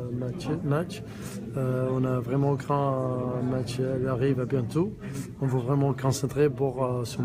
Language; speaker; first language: French; non-native, learner; Arabic